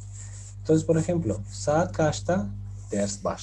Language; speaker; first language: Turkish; non-native, fluent; Spanish